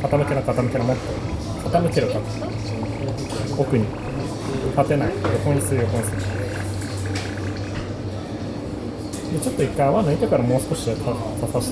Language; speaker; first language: Japanese; native; Japanese